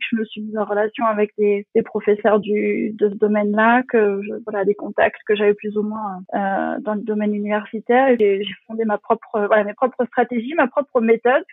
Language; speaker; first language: French; native; French